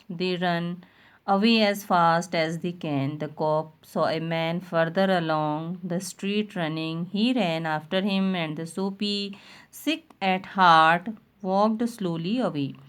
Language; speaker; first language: English; non-native, local second language; Hindi